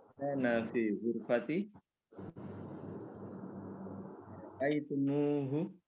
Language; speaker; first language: Arabic; non-native, learner; Indonesian